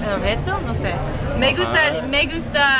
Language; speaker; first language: Spanish; non-native, learner; English